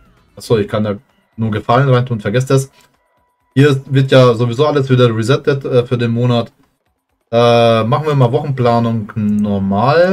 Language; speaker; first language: German; native; German